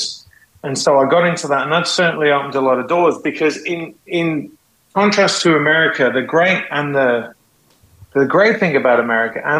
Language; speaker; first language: English; native; English